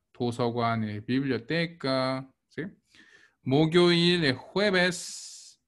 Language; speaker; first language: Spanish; non-native, fluent; Korean